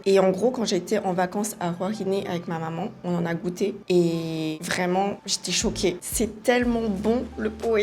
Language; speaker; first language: French; native; French